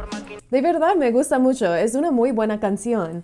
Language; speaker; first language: Spanish; non-native, fluent; English